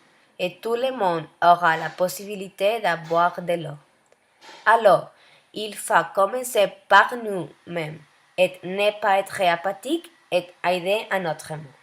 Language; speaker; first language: French; non-native, learner; Spanish